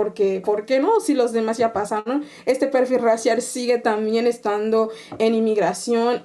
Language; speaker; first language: Spanish; non-native, fluent; Haitian Creole